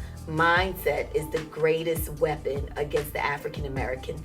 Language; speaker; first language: English; native; English